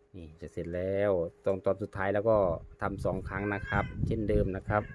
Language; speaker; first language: Thai; native; Thai